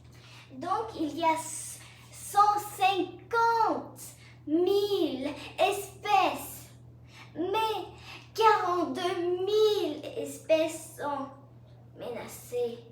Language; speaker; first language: French; non-native, learner; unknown